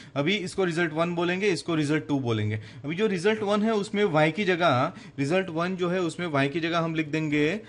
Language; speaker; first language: Hindi; non-native, local second language; Gujarati